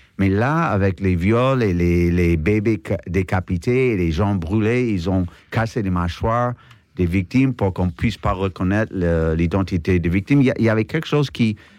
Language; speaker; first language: French; non-native, fluent; English